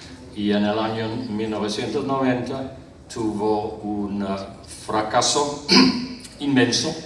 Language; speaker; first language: Spanish; non-native, fluent; English